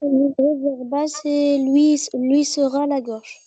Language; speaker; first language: French; non-native, learner; Arabic